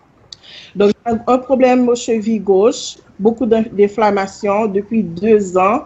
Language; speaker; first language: French; non-native, local second language; Haitian Creole